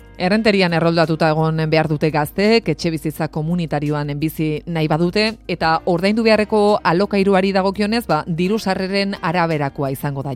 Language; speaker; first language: Basque; native; Basque